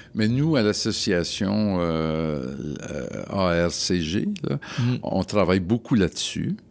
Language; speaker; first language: French; native; French